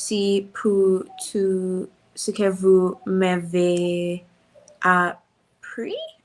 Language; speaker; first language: French; non-native, learner; English